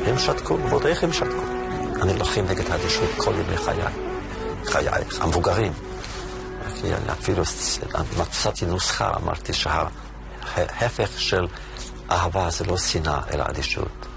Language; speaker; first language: Hebrew; non-native, fluent; Yiddish